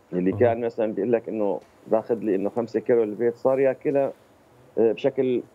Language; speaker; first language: Arabic; native; Arabic